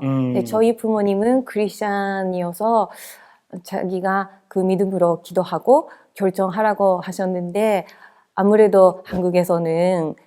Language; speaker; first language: Korean; non-native, fluent; Japanese